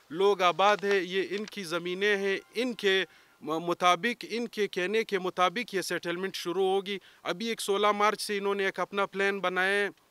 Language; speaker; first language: Urdu; non-native, local second language; Pashto